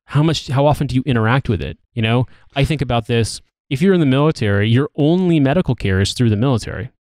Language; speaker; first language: English; native; English